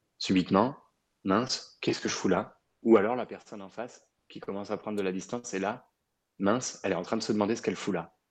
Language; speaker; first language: French; early bilingual, other home language; Arabic